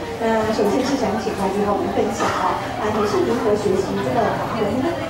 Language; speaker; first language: Chinese; native; Chinese